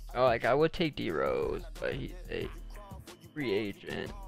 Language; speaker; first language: English; native; English